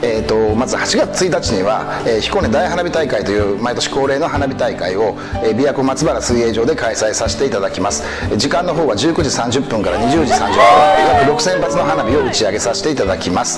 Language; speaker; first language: Japanese; native; Japanese